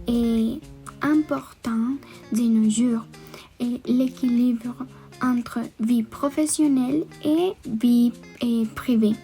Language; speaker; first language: French; non-native, learner; Spanish